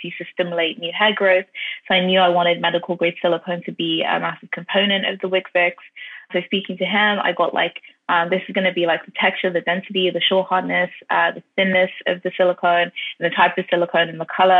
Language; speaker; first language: English; native; English